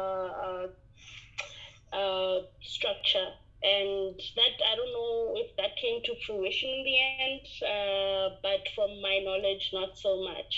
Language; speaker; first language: English; non-native, local second language; Northern Sotho